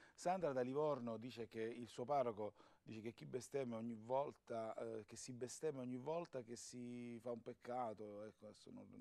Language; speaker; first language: Italian; native; Italian